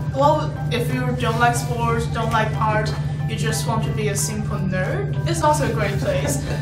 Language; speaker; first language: English; non-native, fluent; Chinese